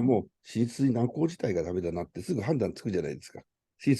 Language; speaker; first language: Japanese; native; Japanese